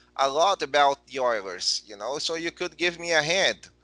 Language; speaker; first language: English; non-native, fluent; Portuguese